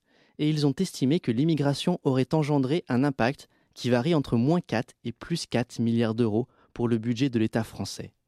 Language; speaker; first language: French; native; French